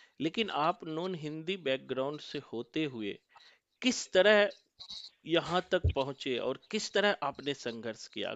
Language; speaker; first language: Hindi; native; Hindi